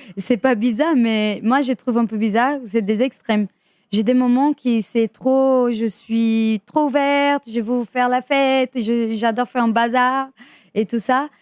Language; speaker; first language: French; non-native, fluent; Portuguese